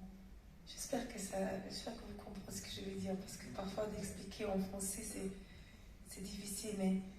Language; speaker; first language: French; non-native, fluent; German